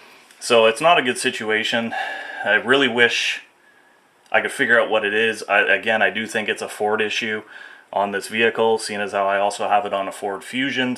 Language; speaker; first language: English; native; English